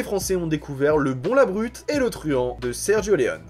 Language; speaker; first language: French; native; French